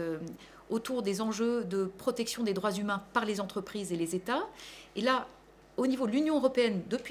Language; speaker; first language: French; native; French